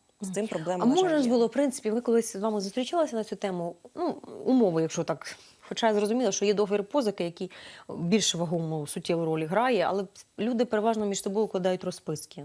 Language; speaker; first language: Ukrainian; native; Ukrainian